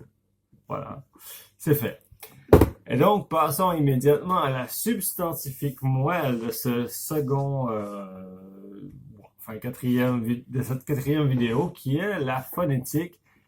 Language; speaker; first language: French; native; French